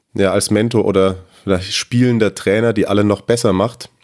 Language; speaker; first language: German; non-native, fluent; French